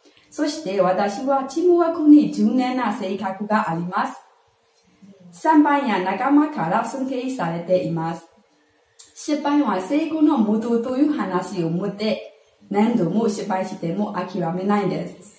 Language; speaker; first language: Japanese; non-native, learner; Burmese